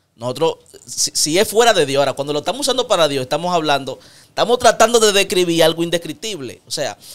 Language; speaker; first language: Spanish; native; Spanish